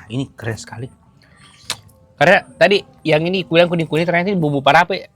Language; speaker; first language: Malay; native; Malay